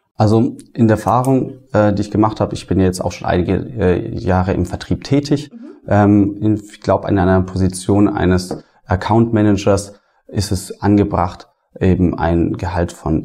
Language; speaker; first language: German; native; German